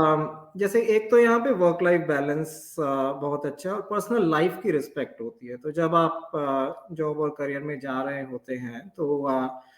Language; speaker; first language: Hindi; native; Hindi